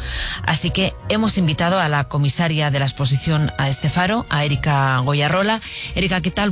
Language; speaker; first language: Spanish; native; Spanish